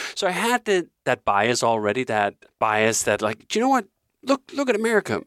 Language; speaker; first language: English; non-native, fluent; Danish